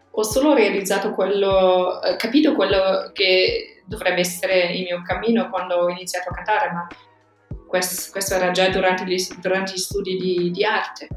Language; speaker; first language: Italian; non-native, fluent; German